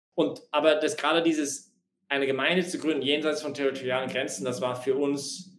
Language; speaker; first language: German; non-native, fluent; English